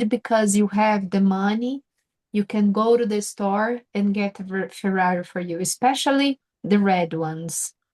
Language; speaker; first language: English; non-native, fluent; Portuguese